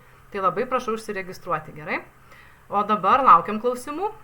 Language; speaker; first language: Lithuanian; native; Lithuanian